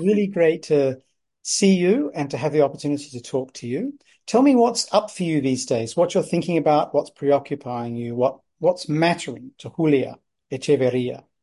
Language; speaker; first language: English; native; English